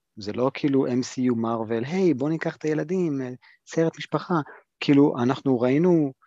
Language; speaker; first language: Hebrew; early bilingual, other home language; English